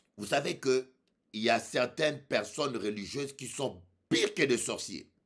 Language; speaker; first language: French; non-native, local second language; Lingala